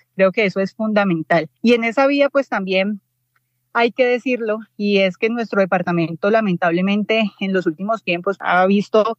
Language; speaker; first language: Spanish; native; Spanish